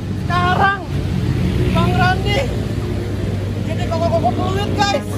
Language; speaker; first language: Indonesian; native; Indonesian